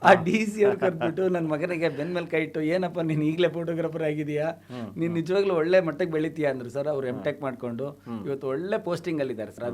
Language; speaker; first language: Kannada; non-native, local second language; Telugu